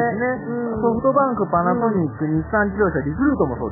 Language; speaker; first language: Japanese; native; Japanese